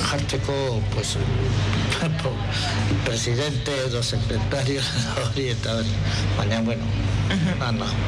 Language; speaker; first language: Basque; non-native, local second language; Spanish